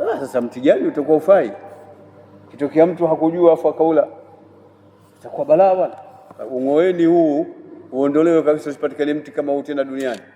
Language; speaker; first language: Swahili; native; Swahili